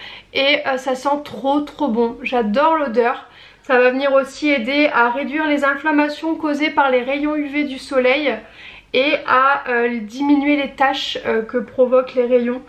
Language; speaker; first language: French; native; French